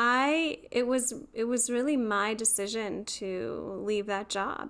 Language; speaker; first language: English; native; English